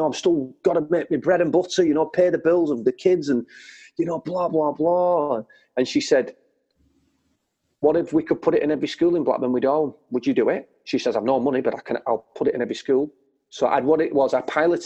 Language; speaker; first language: English; native; English